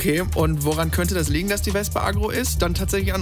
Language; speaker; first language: German; native; German